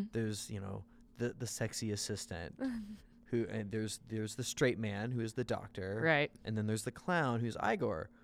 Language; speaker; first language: English; native; English